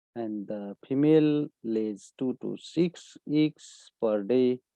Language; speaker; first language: English; non-native, local second language; Nepali